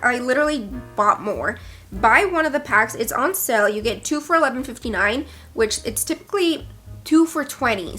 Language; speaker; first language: English; native; English